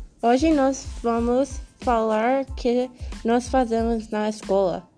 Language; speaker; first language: Portuguese; non-native, learner; English